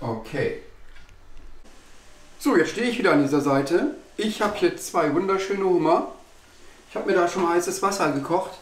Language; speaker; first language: German; native; German